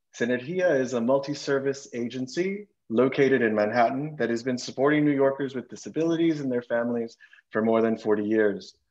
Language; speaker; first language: English; early bilingual, other home language; Spanish